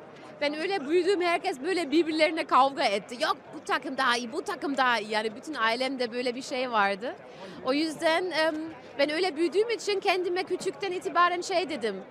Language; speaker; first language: Turkish; early bilingual, heritage; German